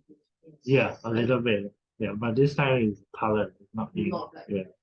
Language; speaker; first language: English; non-native, fluent; Chinese